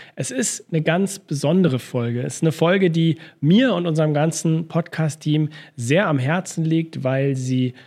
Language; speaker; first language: German; native; German